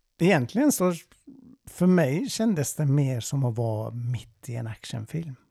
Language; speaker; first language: Swedish; non-native, fluent; Persian